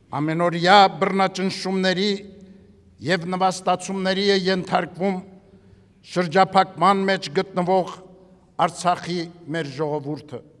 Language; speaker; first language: Armenian; native; Armenian